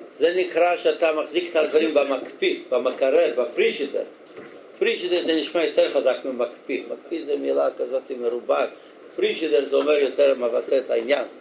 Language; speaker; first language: Hebrew; native; Hebrew